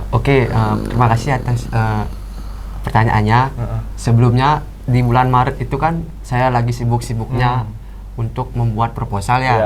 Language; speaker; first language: Indonesian; non-native, local second language; Balinese